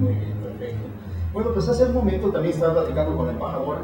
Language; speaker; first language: Spanish; native; Spanish